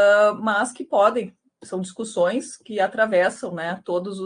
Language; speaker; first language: Portuguese; native; Portuguese